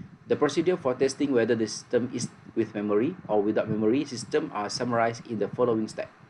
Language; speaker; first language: English; non-native, local second language; Malay